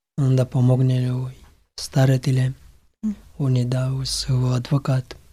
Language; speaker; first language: Serbian; non-native, learner; Pashto